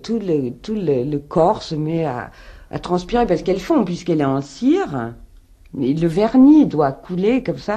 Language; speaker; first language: French; native; French